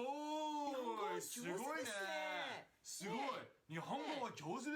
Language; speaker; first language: Japanese; non-native, learner; English